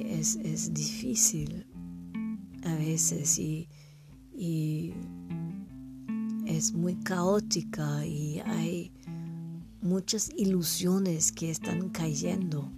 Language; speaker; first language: Spanish; non-native, learner; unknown